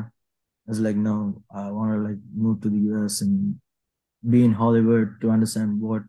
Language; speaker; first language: English; non-native, local second language; Telugu